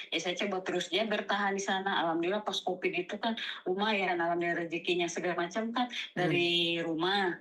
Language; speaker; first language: Indonesian; native; Indonesian